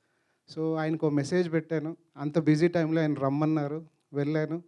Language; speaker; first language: Telugu; native; Telugu